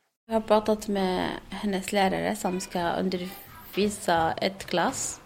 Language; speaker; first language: Swedish; non-native, learner; Arabic